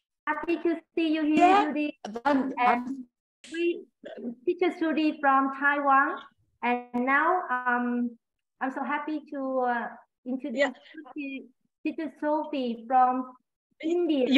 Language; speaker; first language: English; non-native, learner; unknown